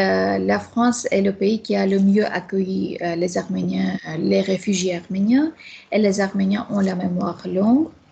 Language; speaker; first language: French; non-native, fluent; Armenian